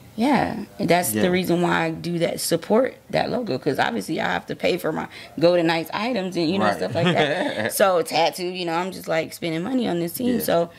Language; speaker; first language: English; native; English